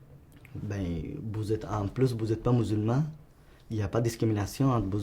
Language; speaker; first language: French; non-native, fluent; Rohingya